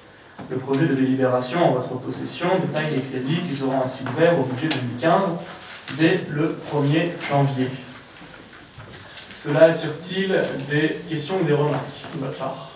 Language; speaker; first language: French; native; French